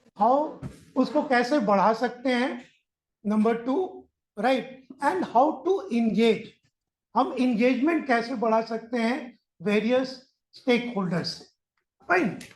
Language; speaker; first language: Hindi; native; Hindi